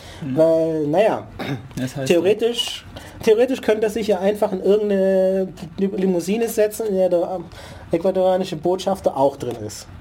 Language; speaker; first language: German; native; German